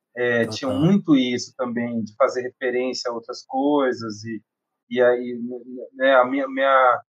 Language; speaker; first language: Portuguese; native; Portuguese